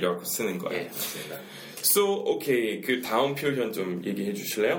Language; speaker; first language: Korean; non-native, fluent; English